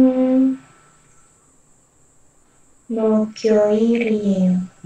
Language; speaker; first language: Korean; non-native, learner; Indonesian